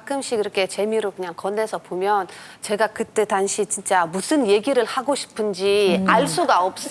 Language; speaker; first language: Korean; non-native, fluent; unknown